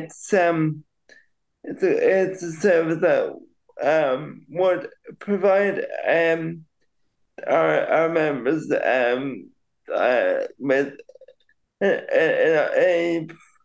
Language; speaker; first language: English; native; English